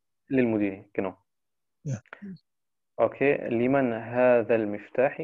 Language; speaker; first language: Arabic; non-native, fluent; German